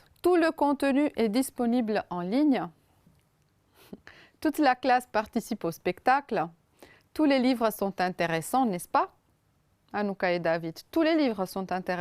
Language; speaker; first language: French; non-native, fluent; Romanian